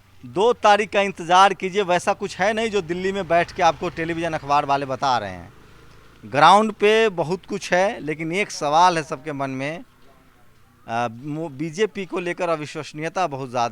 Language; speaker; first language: Hindi; native; Hindi